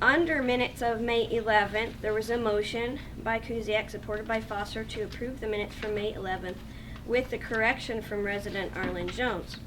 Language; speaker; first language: English; native; English